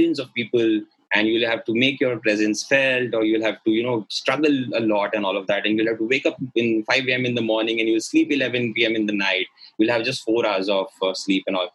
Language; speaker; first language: English; non-native, local second language; Gujarati